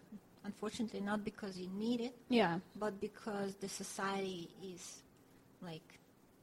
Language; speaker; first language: English; non-native, fluent; Russian